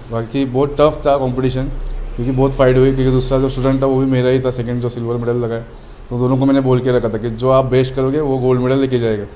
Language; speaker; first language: Hindi; non-native, local second language; Marathi